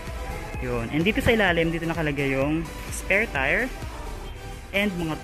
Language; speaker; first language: Filipino; native; Filipino